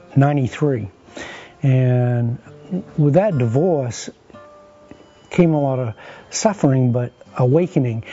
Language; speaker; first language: English; native; English